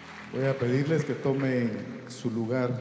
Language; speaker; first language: Spanish; native; Spanish